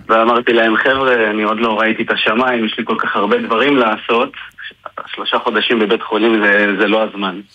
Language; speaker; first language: Hebrew; native; Hebrew